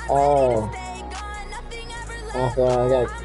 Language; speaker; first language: English; native; English